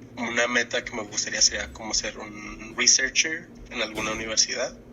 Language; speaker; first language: Spanish; native; Spanish